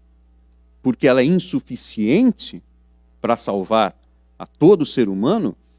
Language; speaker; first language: Portuguese; native; Portuguese